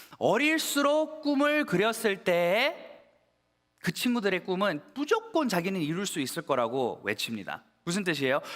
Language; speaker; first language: Korean; early bilingual, heritage; Korean